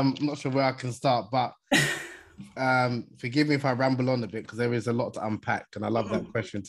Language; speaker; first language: English; native; English